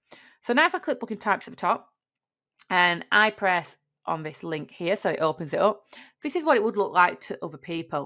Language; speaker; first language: English; native; English